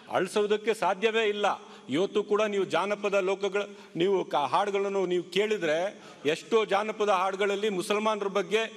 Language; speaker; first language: Kannada; non-native, local second language; Urdu